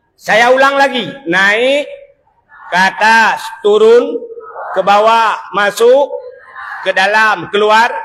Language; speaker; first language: Malay; non-native, local second language; Achinese